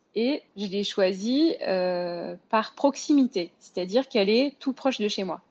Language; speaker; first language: French; native; French